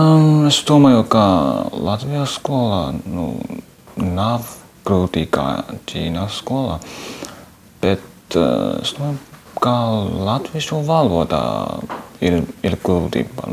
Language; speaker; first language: Latvian; non-native, learner; Chinese